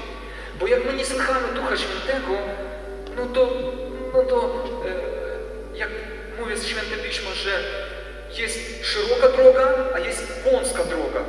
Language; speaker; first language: Polish; non-native, learner; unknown